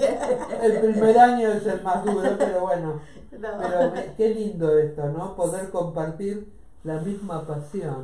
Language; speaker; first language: Spanish; native; Spanish